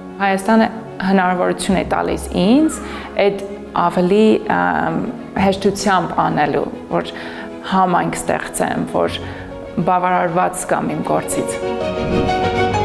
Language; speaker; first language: Armenian; non-native, fluent; English